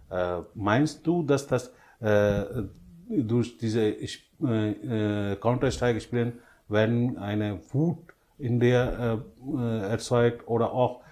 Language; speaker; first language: German; non-native, learner; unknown